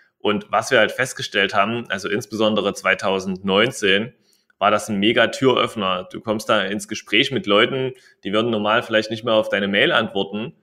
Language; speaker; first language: German; native; German